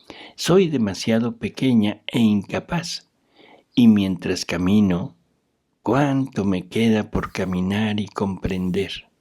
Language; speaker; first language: Spanish; native; Spanish